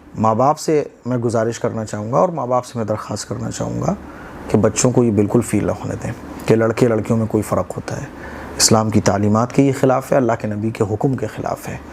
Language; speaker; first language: Urdu; native; Urdu